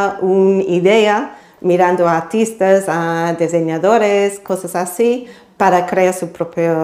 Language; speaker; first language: Spanish; non-native, fluent; English